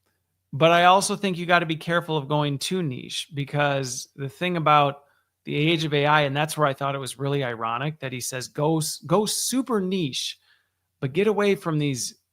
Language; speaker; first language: English; native; English